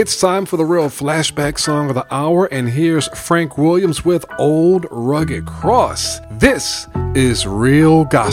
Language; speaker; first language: English; native; English